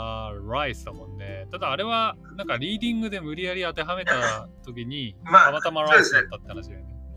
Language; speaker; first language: Japanese; native; Japanese